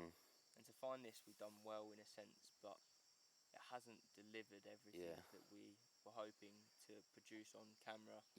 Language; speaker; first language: English; native; English